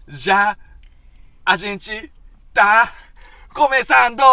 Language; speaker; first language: Portuguese; non-native, fluent; Japanese